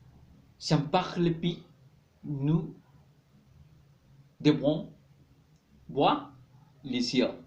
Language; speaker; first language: French; non-native, learner; Spanish